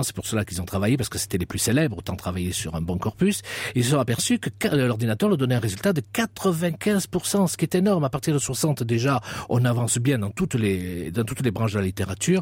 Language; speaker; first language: French; native; French